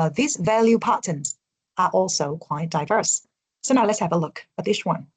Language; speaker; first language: English; non-native, fluent; Vietnamese